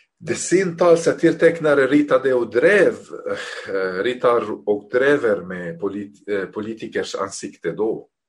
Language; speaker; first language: Swedish; non-native, fluent; Arabic